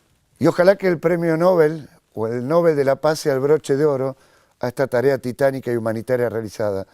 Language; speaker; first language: Spanish; native; Spanish